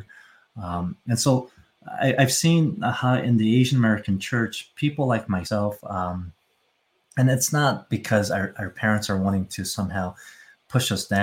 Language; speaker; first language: English; native; English